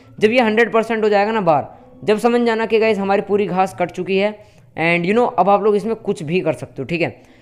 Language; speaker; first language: Hindi; native; Hindi